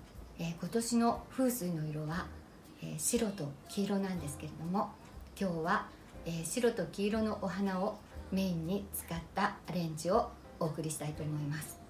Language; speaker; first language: Japanese; native; Japanese